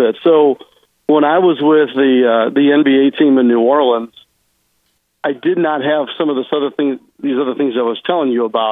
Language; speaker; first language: English; native; English